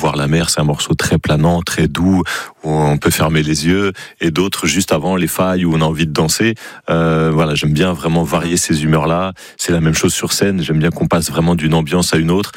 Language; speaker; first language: French; native; French